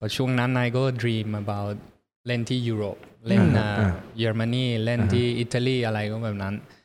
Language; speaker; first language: Thai; early bilingual, heritage; Thai